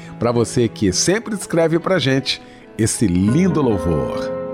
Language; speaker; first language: Portuguese; native; Portuguese